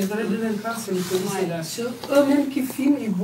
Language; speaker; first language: French; non-native, fluent; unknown